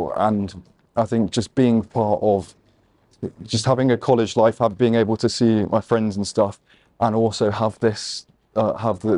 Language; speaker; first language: English; native; English